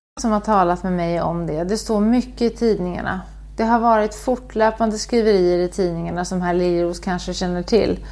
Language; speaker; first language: Swedish; native; Swedish